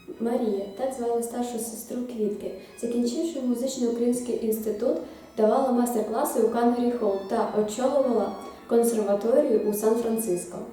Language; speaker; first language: Ukrainian; native; Ukrainian